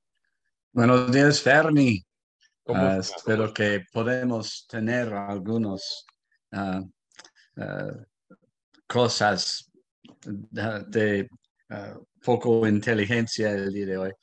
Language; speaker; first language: Spanish; non-native, fluent; English